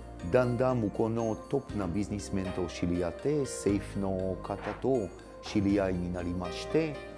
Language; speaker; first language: Japanese; non-native, fluent; Hebrew